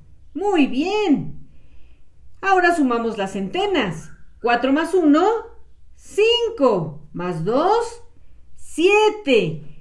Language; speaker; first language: Spanish; native; Spanish